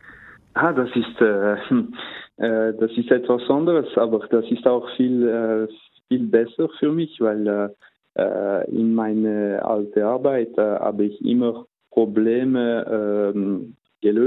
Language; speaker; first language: German; non-native, local second language; French